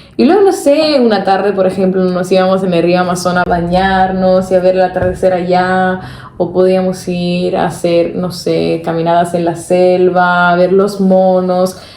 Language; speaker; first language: Spanish; non-native, fluent; Italian